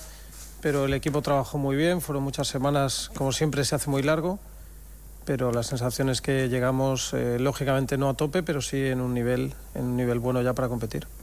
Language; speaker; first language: Spanish; native; Spanish